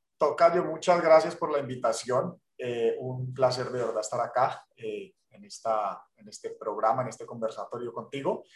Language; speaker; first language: Spanish; native; Spanish